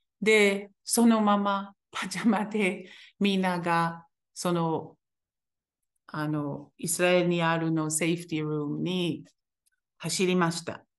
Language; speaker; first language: Japanese; non-native, fluent; Hebrew